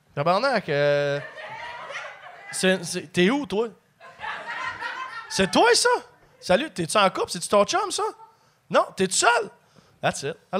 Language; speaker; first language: French; native; French